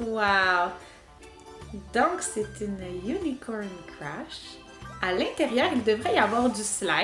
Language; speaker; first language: French; native; French